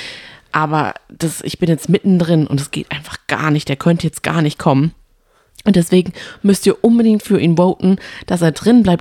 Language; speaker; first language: German; native; German